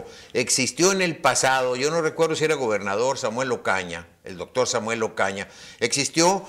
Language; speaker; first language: Spanish; native; Spanish